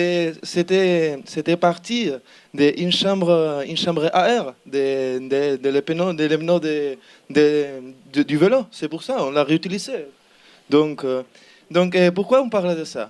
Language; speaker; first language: French; non-native, learner; Spanish